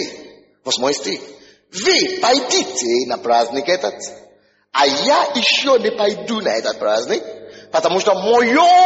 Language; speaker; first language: Russian; non-native, fluent; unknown